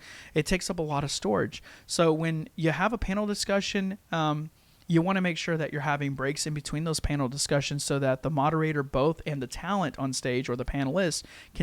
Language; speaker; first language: English; native; English